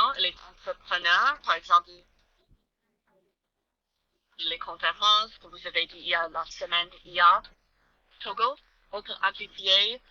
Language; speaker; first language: French; non-native, learner; English